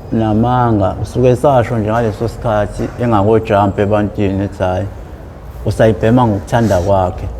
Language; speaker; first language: Zulu; native; Zulu